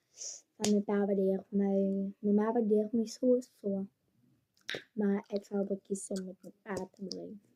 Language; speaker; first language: Dutch; non-native, learner; Afrikaans